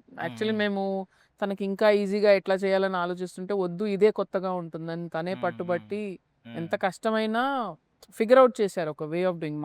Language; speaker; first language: Telugu; native; Telugu